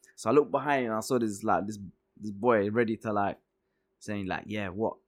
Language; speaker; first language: English; early bilingual, other home language; Arabic